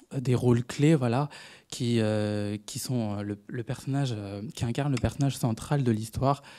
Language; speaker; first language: French; non-native, fluent; Tamil